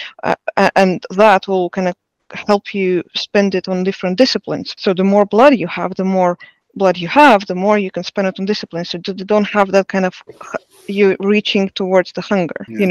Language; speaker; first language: English; non-native, fluent; Russian